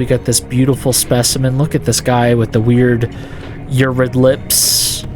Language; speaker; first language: English; native; English